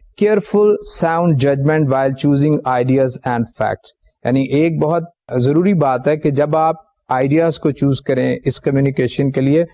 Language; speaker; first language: Urdu; native; Urdu